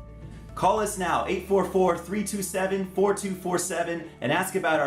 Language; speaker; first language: English; native; English